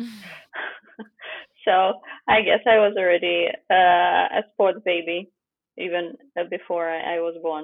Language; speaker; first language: English; non-native, fluent; Ukrainian